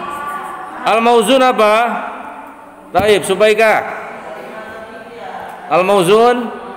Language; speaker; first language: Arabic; non-native, fluent; Indonesian